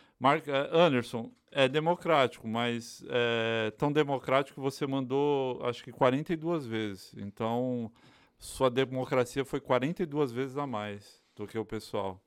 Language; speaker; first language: Portuguese; native; Portuguese